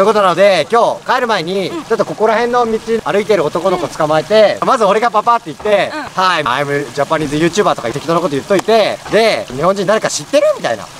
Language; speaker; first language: Japanese; native; Japanese